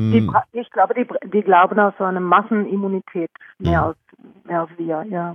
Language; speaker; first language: German; non-native, fluent; Norwegian